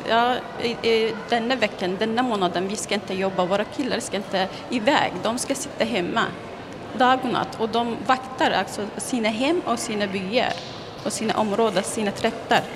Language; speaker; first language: Swedish; non-native, fluent; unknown